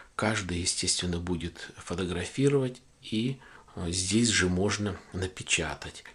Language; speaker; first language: Russian; native; Russian